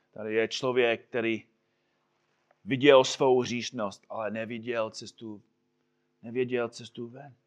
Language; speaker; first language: Czech; non-native, fluent; English